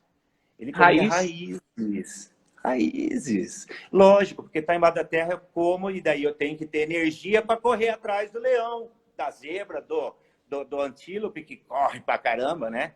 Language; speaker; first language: Portuguese; native; Portuguese